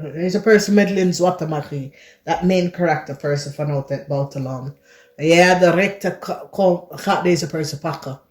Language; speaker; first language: Dutch; non-native, fluent; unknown